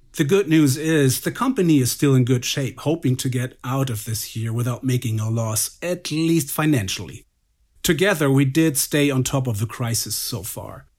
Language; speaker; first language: English; non-native, fluent; German